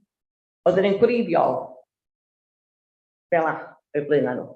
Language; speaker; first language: Welsh; native; Welsh